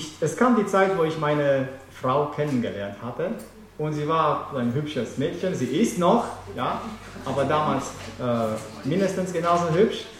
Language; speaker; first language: German; non-native, fluent; Romanian